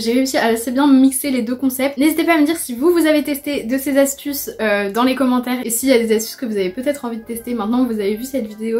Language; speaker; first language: French; native; French